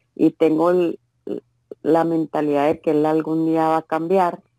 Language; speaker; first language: Spanish; native; Spanish